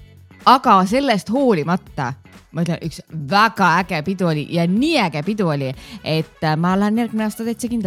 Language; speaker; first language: Estonian; native; Estonian